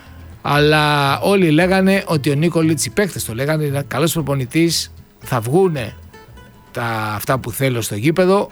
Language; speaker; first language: Greek; native; Greek